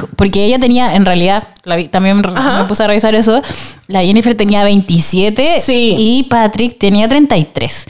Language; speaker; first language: Spanish; native; Spanish